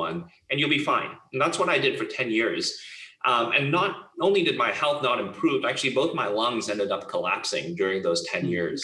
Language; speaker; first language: English; non-native, local second language; Cantonese